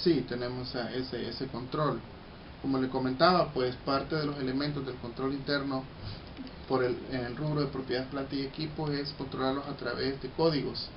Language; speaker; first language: Spanish; native; Spanish